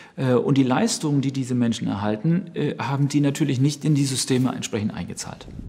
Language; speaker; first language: German; native; German